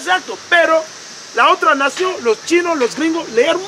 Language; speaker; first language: Spanish; non-native, learner; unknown